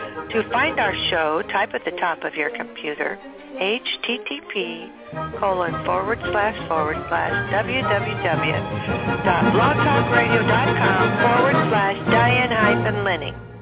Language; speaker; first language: English; native; English